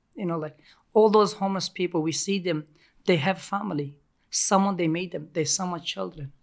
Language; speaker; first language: English; non-native, learner; Turkish